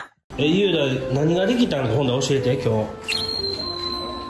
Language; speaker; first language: Japanese; native; Japanese